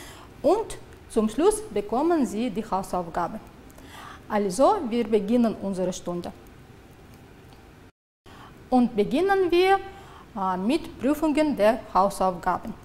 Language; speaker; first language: German; non-native, fluent; Uzbek